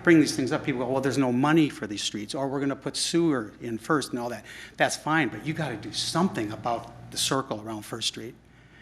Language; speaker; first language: English; native; English